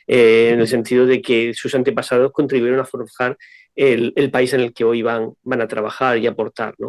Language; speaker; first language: Spanish; native; Spanish